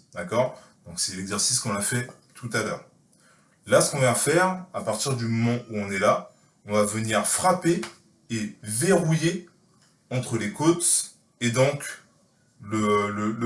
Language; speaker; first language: French; native; French